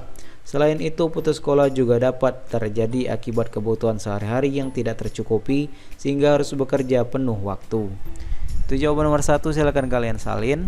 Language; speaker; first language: Indonesian; native; Indonesian